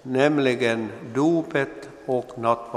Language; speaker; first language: Swedish; non-native, local second language; Finnish